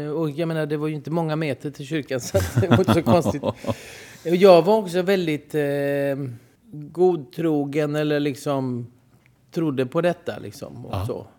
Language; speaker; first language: Swedish; native; Swedish